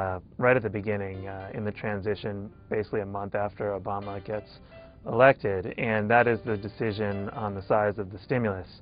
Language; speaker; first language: English; native; English